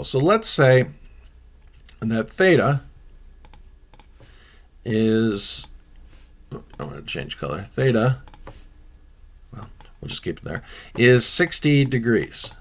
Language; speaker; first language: English; native; English